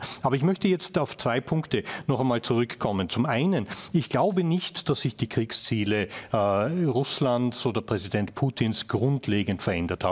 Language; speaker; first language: German; native; German